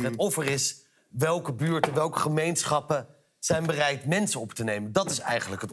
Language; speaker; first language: Dutch; native; Dutch